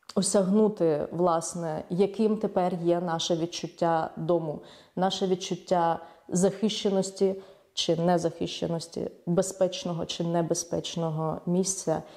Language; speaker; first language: Ukrainian; native; Ukrainian